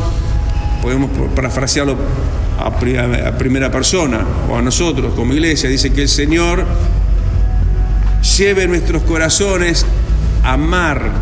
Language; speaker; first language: Spanish; native; Spanish